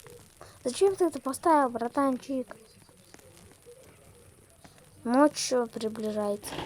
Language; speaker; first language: Russian; native; Russian